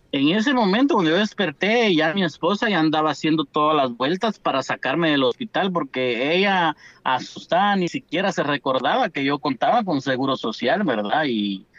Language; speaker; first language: Spanish; native; Spanish